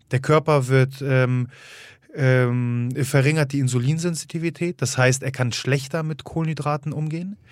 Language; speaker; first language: German; early bilingual, other home language; Polish